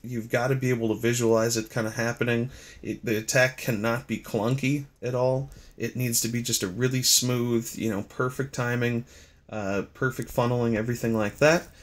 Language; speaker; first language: English; native; English